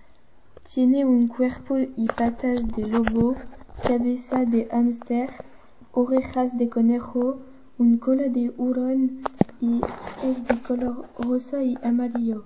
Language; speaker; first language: Spanish; non-native, learner; French